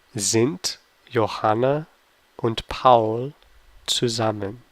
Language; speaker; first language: German; non-native, fluent; English